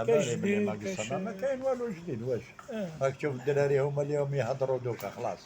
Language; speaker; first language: Arabic; native; Arabic